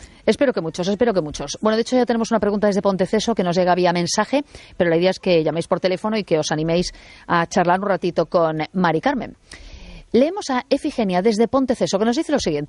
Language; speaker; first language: Spanish; native; Spanish